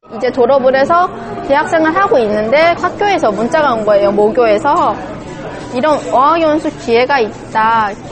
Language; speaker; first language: Korean; native; Korean